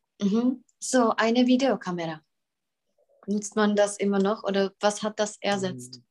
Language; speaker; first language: German; non-native, fluent; Czech